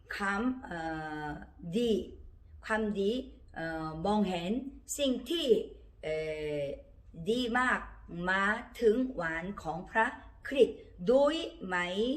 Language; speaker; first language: Thai; non-native, learner; Korean